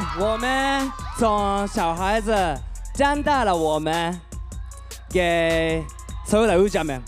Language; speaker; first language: Chinese; non-native, learner; Japanese